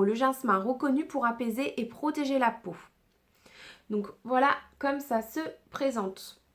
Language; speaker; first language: French; native; French